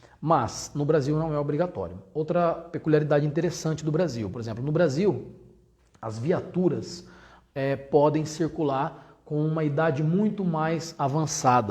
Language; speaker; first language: Portuguese; native; Portuguese